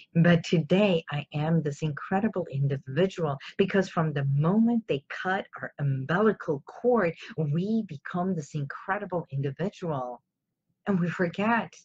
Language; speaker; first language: English; non-native, fluent; Armenian